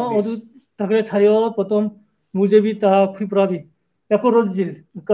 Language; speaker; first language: Czech; non-native, learner; Korean